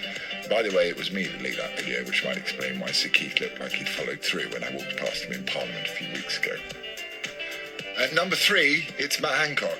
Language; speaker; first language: English; native; English